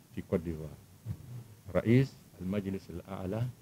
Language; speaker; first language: Arabic; non-native, fluent; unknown